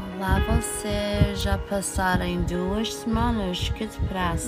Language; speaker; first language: Portuguese; early bilingual, heritage; Portuguese